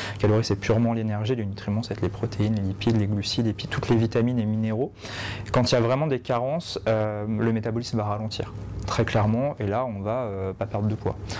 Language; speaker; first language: French; native; French